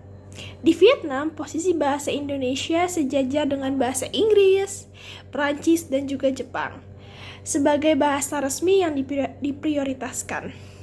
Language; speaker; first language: Indonesian; native; Indonesian